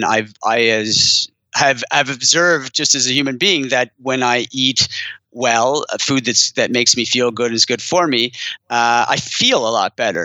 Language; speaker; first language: English; native; English